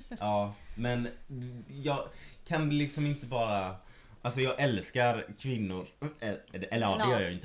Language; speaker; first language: Swedish; native; Swedish